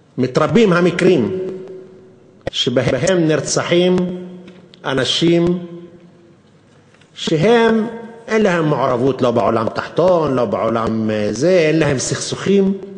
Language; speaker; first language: Hebrew; non-native, local second language; Arabic